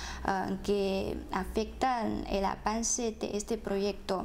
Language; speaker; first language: Spanish; non-native, fluent; Chinese